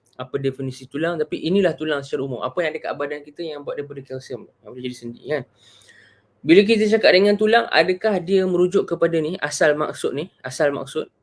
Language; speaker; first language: Malay; native; Malay